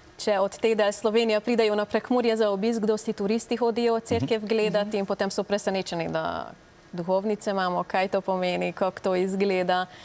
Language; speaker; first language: Slovenian; non-native, learner; Hungarian